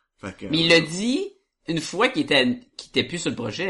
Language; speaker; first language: French; native; French